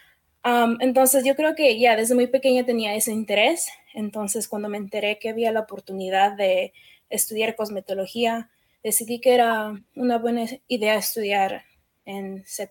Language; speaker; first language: Spanish; early bilingual, heritage; Spanish